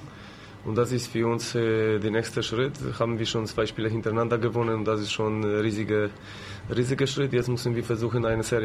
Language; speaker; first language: German; non-native, learner; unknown